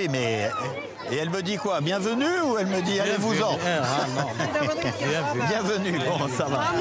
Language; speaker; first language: French; native; French